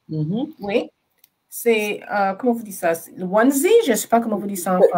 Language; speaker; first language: French; non-native, learner; English